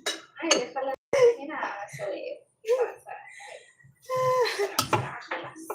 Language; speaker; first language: Arabic; non-native, learner; Tigrinya